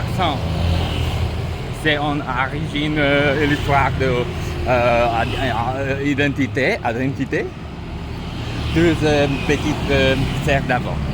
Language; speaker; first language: French; non-native, learner; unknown